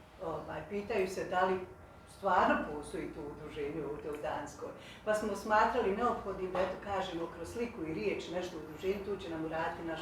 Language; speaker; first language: Bosnian; native; Bosnian